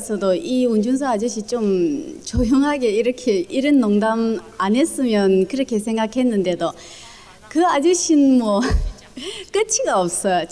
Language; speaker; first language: Korean; early bilingual, other home language; Chinese